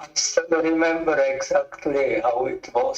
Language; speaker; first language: English; non-native, learner; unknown